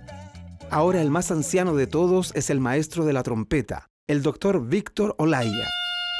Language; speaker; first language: Spanish; native; Spanish